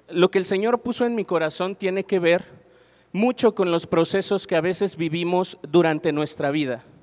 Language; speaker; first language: Spanish; native; Spanish